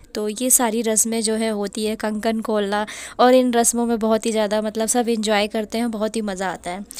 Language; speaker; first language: Hindi; native; Hindi